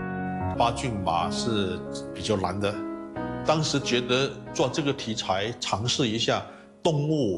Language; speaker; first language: Chinese; native; Chinese